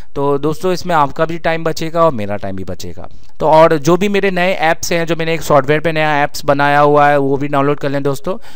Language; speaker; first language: Hindi; native; Hindi